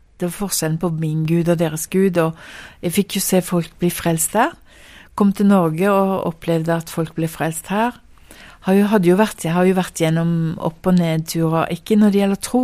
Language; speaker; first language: Norwegian; early bilingual, heritage; Norwegian